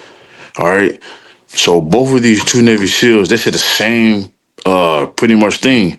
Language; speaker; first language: English; native; English